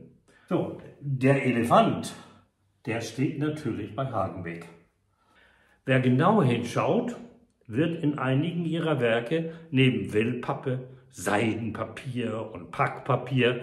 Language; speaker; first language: German; native; German